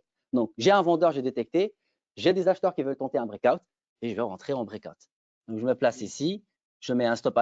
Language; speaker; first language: French; native; French